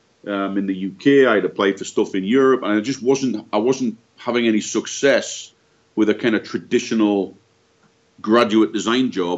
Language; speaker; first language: English; native; English